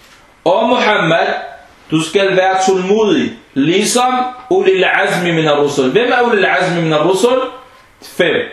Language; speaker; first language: Danish; non-native, fluent; Arabic